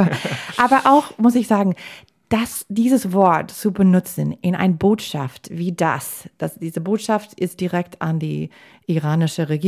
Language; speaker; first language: German; non-native, fluent; English